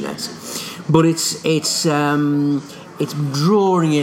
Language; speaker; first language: English; native; English